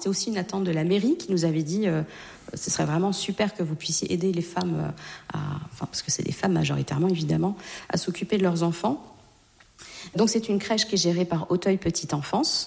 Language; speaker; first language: French; native; French